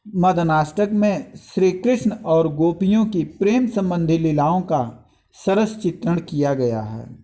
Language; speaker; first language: Hindi; native; Hindi